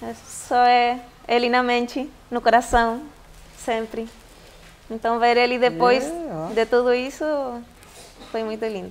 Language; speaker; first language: Portuguese; non-native, fluent; Spanish